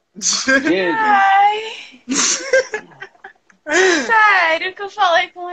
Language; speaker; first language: Portuguese; native; Portuguese